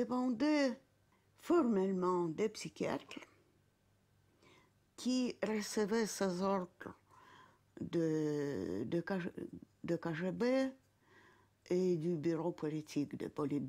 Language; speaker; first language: French; non-native, fluent; Russian